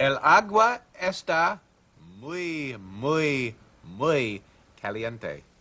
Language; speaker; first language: Spanish; non-native, learner; English